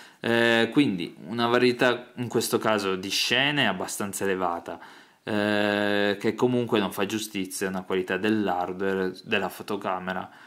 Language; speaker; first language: Italian; native; Italian